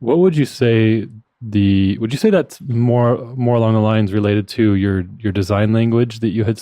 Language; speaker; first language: English; native; English